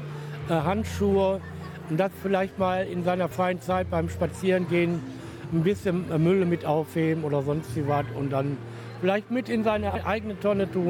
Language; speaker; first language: German; native; German